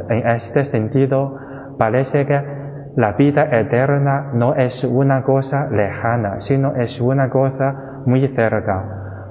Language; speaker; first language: Spanish; non-native, fluent; Chinese